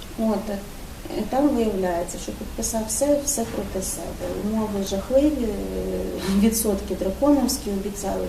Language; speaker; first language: Ukrainian; native; Ukrainian